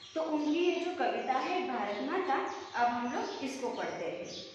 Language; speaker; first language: Hindi; non-native, local second language; Marathi